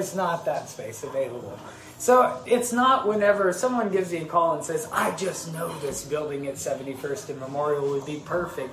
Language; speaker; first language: English; native; English